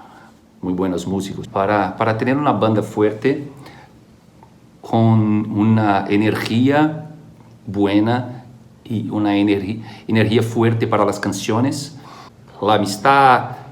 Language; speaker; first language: Spanish; non-native, fluent; Portuguese